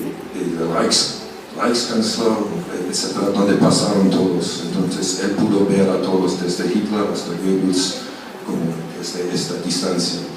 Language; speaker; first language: Spanish; non-native, fluent; German